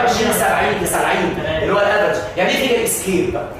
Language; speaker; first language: Arabic; native; Arabic